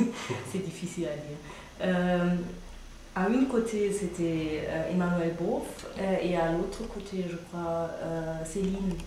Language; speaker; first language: French; non-native, fluent; German